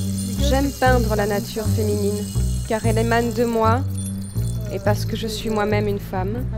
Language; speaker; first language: French; non-native, fluent; Malayalam